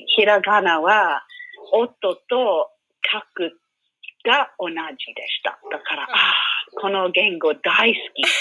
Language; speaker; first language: Japanese; non-native, learner; English